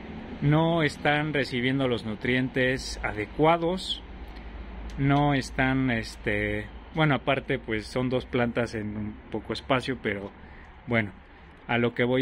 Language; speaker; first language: Spanish; native; Spanish